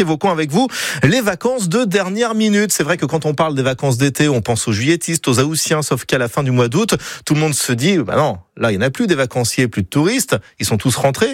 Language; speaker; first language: French; native; French